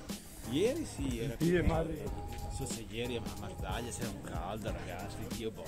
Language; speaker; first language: Italian; native; Italian